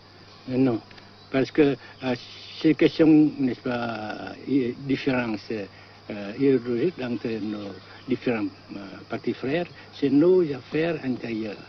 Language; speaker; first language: French; non-native, fluent; Vietnamese